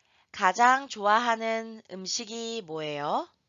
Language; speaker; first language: Korean; native; Korean